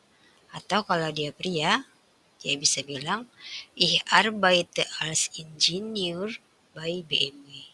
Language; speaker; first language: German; non-native, fluent; Indonesian